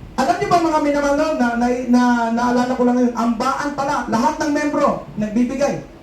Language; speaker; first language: Filipino; non-native, local second language; Cebuano